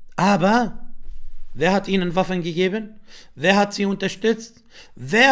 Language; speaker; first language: German; non-native, fluent; Arabic